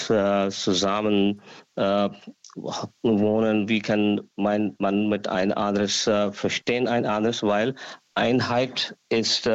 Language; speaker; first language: German; non-native, learner; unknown